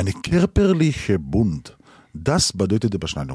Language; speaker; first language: German; non-native, learner; Hebrew